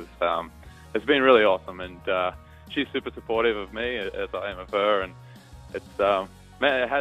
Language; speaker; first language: English; native; English